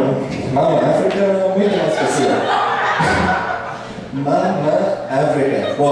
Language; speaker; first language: Portuguese; non-native, learner; English